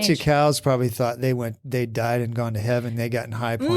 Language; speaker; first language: English; native; English